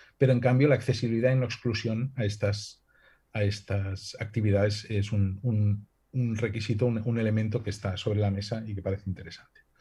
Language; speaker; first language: Spanish; non-native, local second language; Catalan